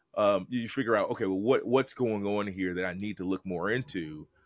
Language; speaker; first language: English; native; English